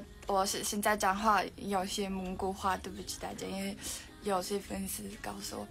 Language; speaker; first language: Chinese; non-native, learner; Mongolian